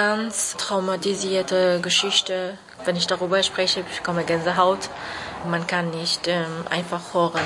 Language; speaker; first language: German; non-native, fluent; Persian